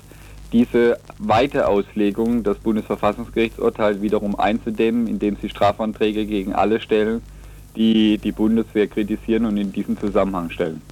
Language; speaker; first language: German; native; German